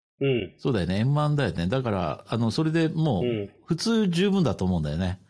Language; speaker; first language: Japanese; native; Japanese